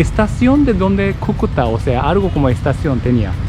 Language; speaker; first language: Spanish; non-native, learner; Japanese